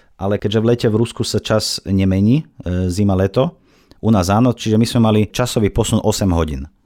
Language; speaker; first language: Slovak; non-native, fluent; Russian